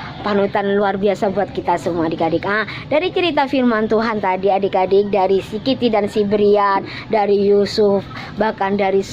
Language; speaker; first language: Indonesian; non-native, local second language; Javanese